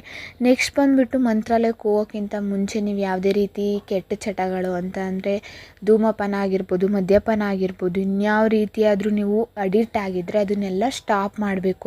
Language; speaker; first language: Kannada; native; Kannada